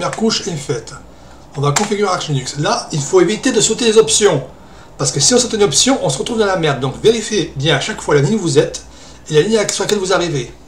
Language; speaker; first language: French; native; French